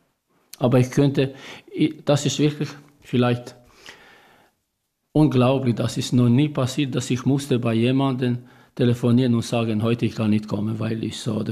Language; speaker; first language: German; non-native, learner; Serbian